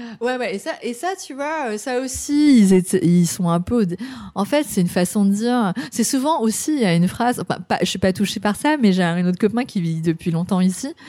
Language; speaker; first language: French; early bilingual, other home language; Cantonese